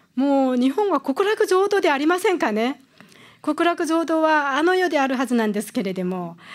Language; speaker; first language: Japanese; non-native, fluent; Korean